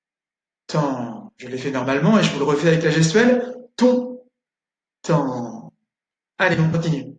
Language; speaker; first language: French; native; French